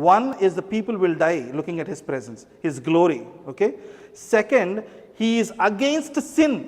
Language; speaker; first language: English; non-native, local second language; Telugu